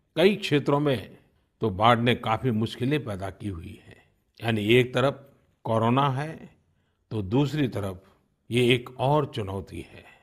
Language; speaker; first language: Hindi; non-native, local second language; Gujarati